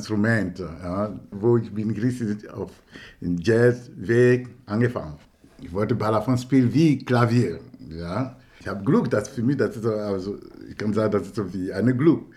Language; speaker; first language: German; non-native, fluent; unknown